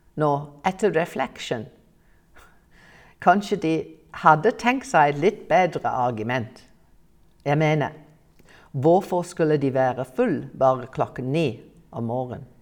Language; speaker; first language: Norwegian; non-native, fluent; English